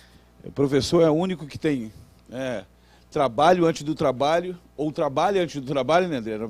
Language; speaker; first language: Portuguese; native; Portuguese